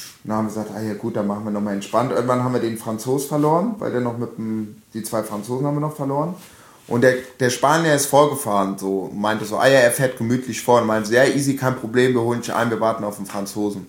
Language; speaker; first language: German; native; German